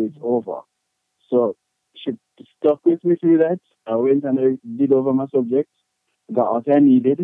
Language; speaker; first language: English; non-native, local second language; Jamaican Creole English